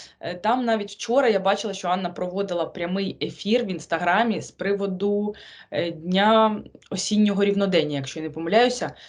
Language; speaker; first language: Ukrainian; native; Ukrainian